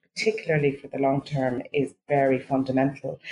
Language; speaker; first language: English; native; English